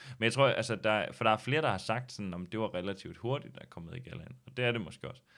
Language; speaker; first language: Danish; native; Danish